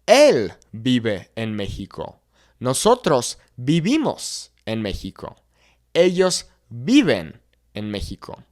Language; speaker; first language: Spanish; non-native, fluent; English